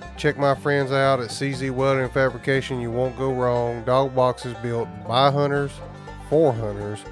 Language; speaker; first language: English; native; English